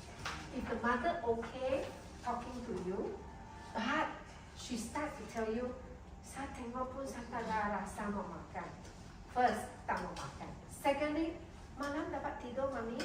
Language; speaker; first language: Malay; non-native, local second language; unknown